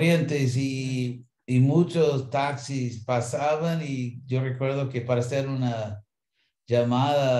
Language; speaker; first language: Spanish; non-native, fluent; English